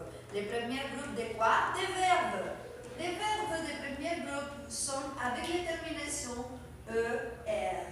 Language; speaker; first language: French; non-native, fluent; Spanish